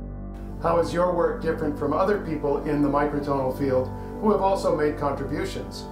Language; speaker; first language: English; native; English